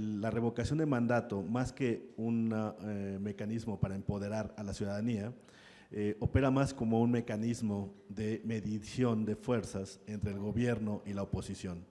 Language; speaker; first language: Spanish; native; Spanish